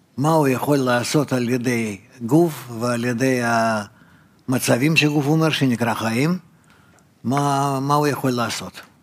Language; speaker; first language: Hebrew; non-native, fluent; Russian